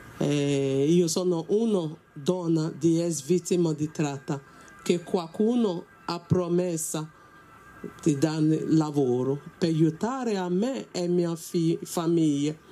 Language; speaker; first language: Italian; non-native, learner; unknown